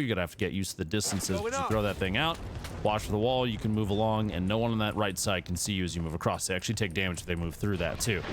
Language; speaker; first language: English; native; English